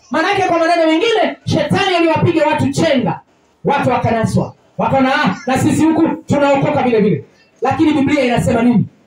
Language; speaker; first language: Swahili; native; Swahili